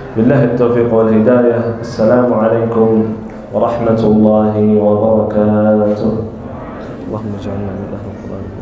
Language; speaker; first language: Malay; non-native, fluent; Arabic